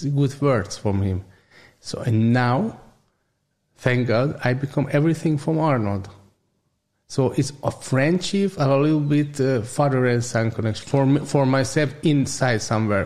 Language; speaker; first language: English; non-native, learner; Hungarian